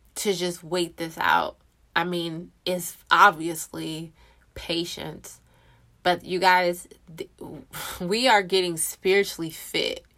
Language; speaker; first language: English; native; English